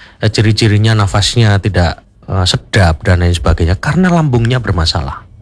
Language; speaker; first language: Indonesian; native; Indonesian